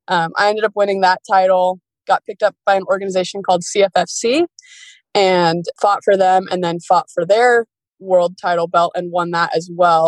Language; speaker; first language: English; native; English